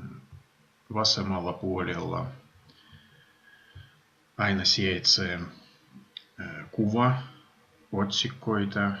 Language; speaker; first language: Finnish; non-native, fluent; Russian